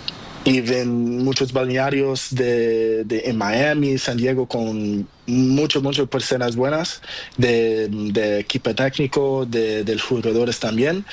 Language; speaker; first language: Spanish; non-native, learner; Portuguese